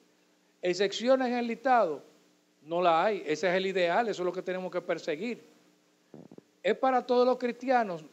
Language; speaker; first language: Spanish; native; Spanish